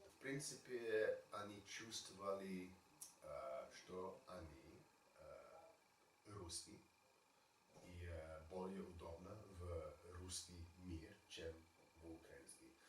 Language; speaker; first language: Russian; non-native, learner; English